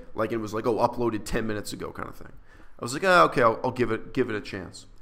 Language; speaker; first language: English; native; English